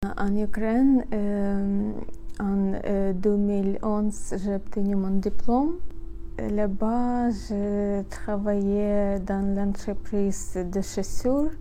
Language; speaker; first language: French; non-native, learner; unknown